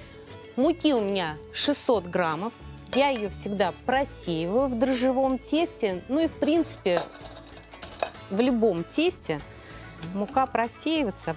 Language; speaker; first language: Russian; native; Russian